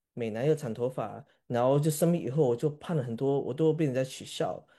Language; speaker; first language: Chinese; early bilingual, heritage; Chinese